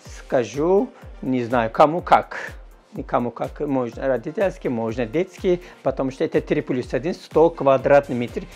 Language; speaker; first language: Russian; non-native, learner; Turkish